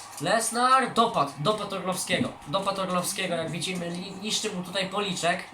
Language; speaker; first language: Polish; native; Polish